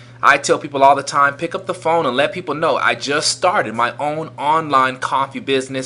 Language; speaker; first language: English; native; English